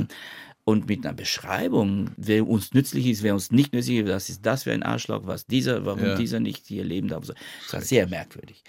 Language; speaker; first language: German; non-native, fluent; Bulgarian